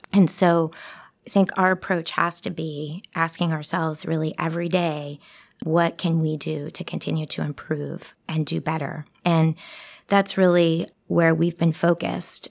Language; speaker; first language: English; early bilingual, other home language; Spanish